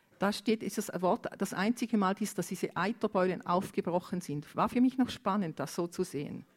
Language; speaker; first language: German; non-native, fluent; Romanian